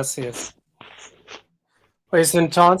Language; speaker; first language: Spanish; non-native, fluent; English